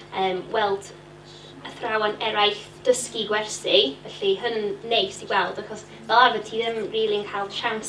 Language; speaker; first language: Welsh; non-native, learner; English